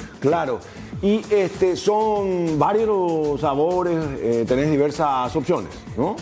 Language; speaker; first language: Spanish; native; Spanish